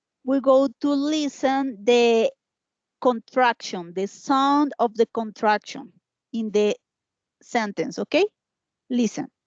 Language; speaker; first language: English; non-native, learner; Spanish